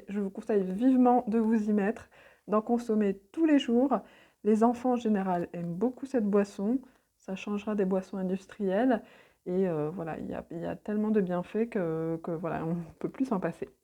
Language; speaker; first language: French; native; French